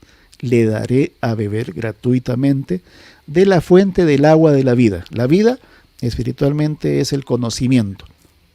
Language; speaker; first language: Spanish; native; Spanish